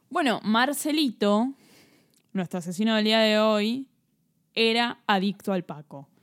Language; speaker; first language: Spanish; native; Spanish